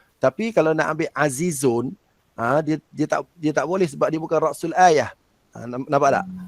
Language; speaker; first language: Malay; native; Malay